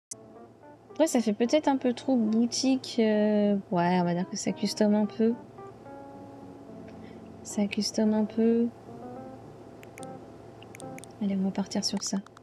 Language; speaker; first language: French; native; French